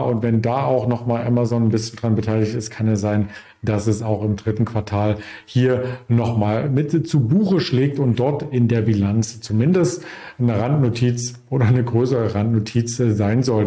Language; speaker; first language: German; native; German